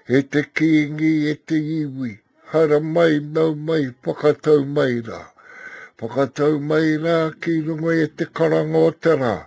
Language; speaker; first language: Māori; non-native, local second language; English